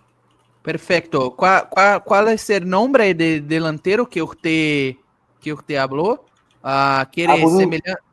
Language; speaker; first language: Spanish; non-native, learner; Portuguese